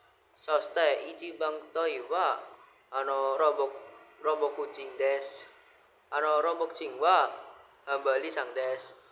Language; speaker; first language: Japanese; non-native, learner; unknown